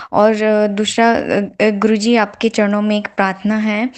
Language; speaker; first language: Hindi; non-native, local second language; Gujarati